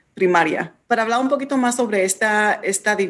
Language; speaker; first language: Spanish; early bilingual, heritage; Spanish